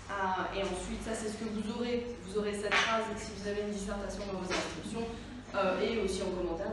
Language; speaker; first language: French; native; French